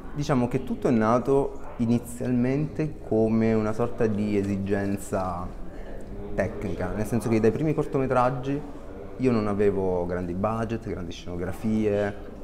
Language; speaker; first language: Italian; native; Italian